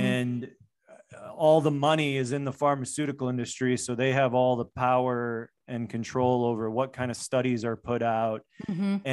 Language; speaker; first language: English; native; English